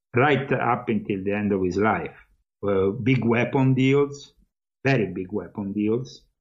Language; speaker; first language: English; non-native, fluent; Italian